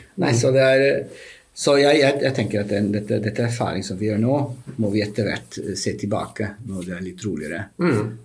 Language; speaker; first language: Norwegian; non-native, fluent; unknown